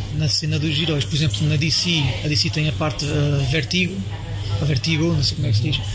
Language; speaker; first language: Portuguese; early bilingual, heritage; French